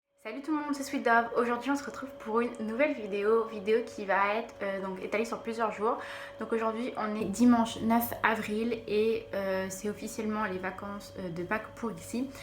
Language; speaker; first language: French; native; French